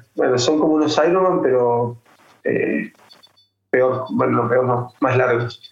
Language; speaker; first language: Spanish; native; Spanish